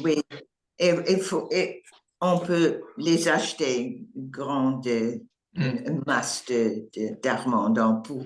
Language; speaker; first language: French; non-native, learner; English